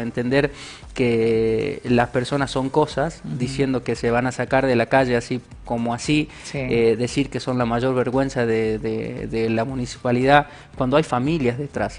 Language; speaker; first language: Spanish; native; Spanish